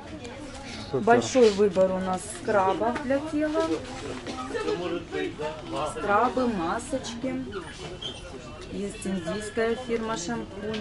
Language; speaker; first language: Russian; native; Russian